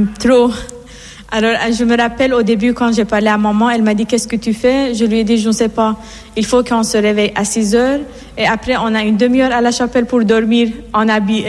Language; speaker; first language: French; non-native, fluent; Persian